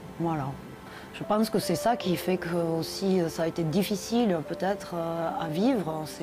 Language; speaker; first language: French; native; French